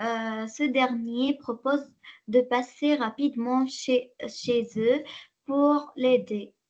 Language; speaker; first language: French; non-native, learner; Arabic